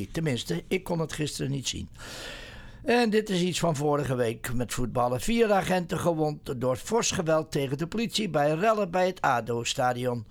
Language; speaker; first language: Dutch; native; Dutch